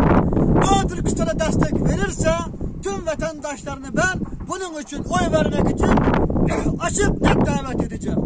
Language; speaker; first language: Turkish; non-native, learner; Uyghur